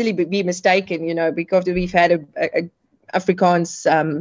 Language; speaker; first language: English; non-native, local second language; Afrikaans